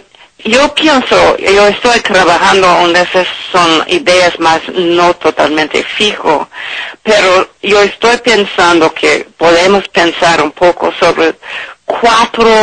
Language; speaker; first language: Spanish; non-native, learner; English